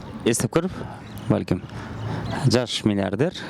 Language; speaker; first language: Kyrgyz; native; Kyrgyz